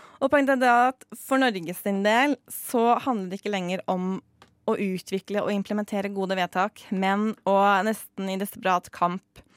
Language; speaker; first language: Norwegian; native; Norwegian